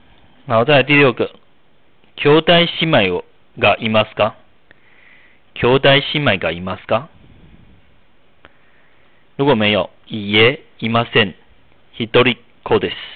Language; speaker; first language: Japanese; non-native, fluent; Chinese